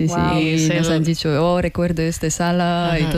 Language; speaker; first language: Spanish; non-native, learner; Russian